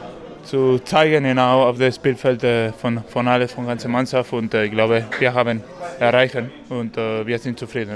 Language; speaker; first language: German; non-native, learner; Spanish